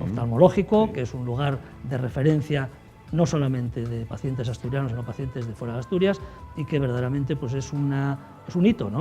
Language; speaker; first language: Spanish; native; Spanish